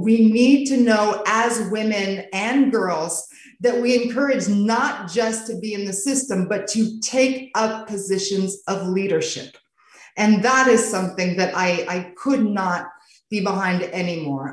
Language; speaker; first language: English; native; English